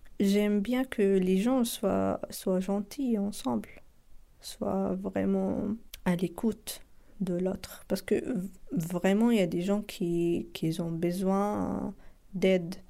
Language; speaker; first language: French; non-native, local second language; Arabic